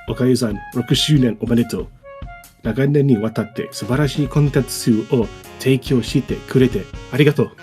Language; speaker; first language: Japanese; non-native, learner; English